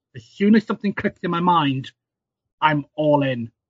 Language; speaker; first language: English; native; English